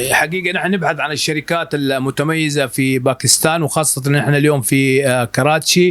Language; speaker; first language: Arabic; native; Arabic